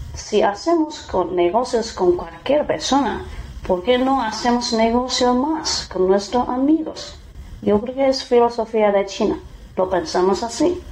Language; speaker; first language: Spanish; non-native, fluent; Chinese